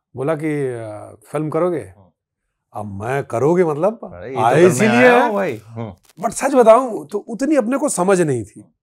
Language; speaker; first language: Hindi; native; Hindi